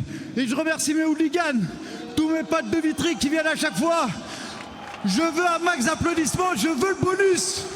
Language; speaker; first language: French; native; French